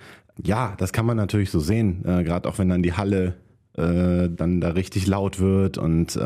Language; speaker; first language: German; native; German